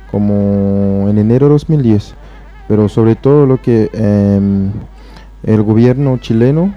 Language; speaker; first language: Spanish; non-native, fluent; Haitian Creole